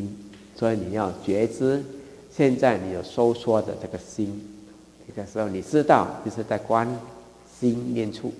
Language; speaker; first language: Chinese; native; Chinese